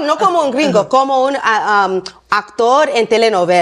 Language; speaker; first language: Spanish; non-native, learner; English